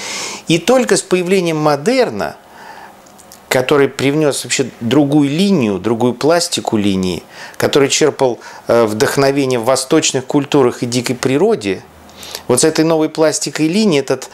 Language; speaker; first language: Russian; native; Russian